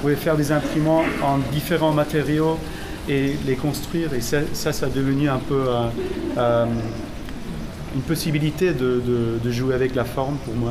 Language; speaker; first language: French; non-native, fluent; German